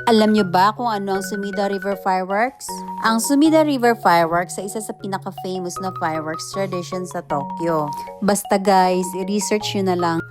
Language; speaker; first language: Filipino; native; Filipino